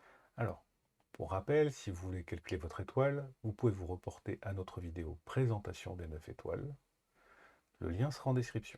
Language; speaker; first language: French; native; French